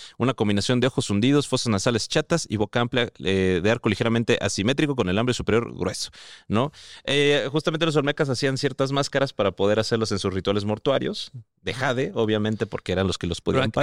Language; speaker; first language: Spanish; native; Spanish